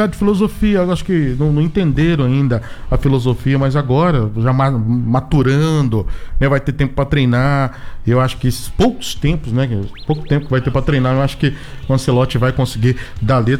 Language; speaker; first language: Portuguese; native; Portuguese